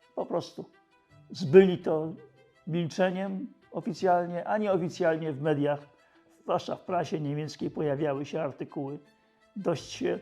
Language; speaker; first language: Polish; native; Polish